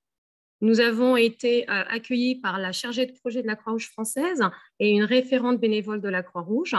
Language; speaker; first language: French; native; French